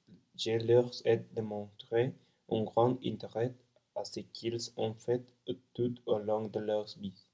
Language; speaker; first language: French; non-native, learner; Spanish